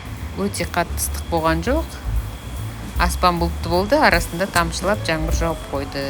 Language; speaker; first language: Kazakh; native; Kazakh